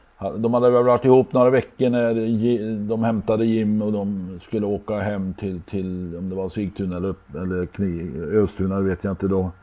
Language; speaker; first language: Swedish; native; Swedish